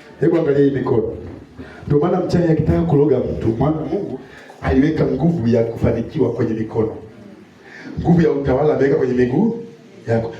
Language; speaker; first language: Swahili; non-native, local second language; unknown